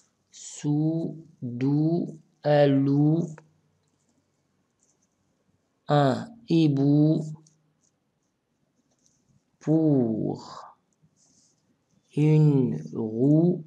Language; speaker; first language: French; non-native, local second language; Arabic